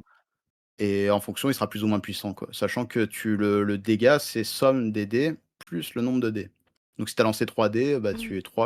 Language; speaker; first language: French; native; French